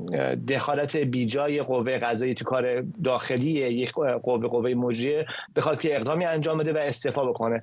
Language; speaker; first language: Persian; native; Persian